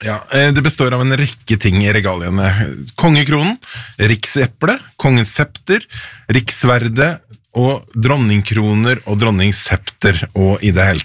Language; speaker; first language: Norwegian; native; Norwegian